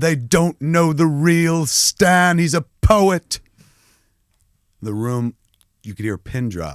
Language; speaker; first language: English; native; English